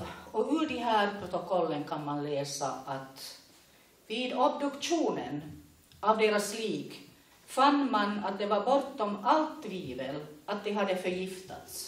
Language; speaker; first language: Swedish; native; Swedish